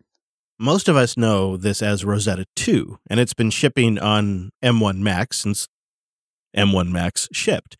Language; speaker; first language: English; native; English